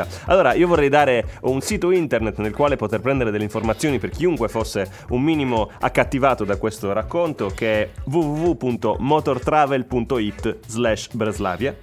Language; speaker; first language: Italian; native; Italian